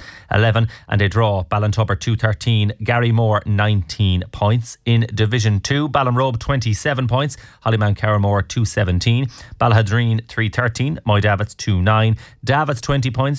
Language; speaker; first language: English; native; English